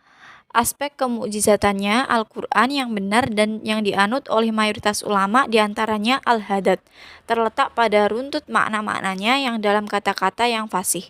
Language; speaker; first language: Indonesian; native; Indonesian